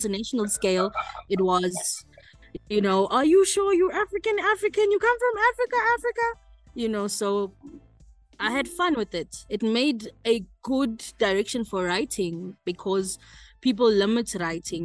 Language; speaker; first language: English; native; English